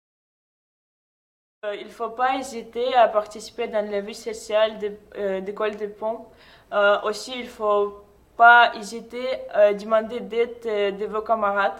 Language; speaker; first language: French; non-native, fluent; Russian